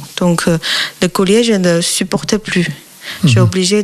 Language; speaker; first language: French; non-native, learner; Chinese